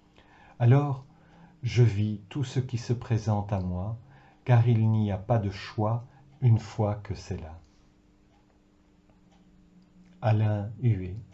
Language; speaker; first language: French; native; French